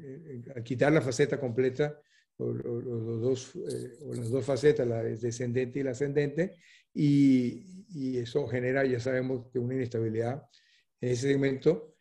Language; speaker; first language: Spanish; native; Spanish